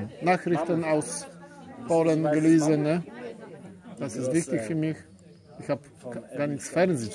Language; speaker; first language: German; non-native, learner; Polish